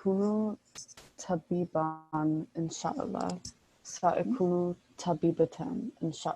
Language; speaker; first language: Arabic; non-native, learner; English